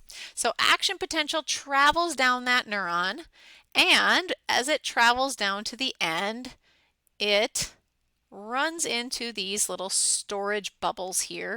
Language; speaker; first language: English; native; English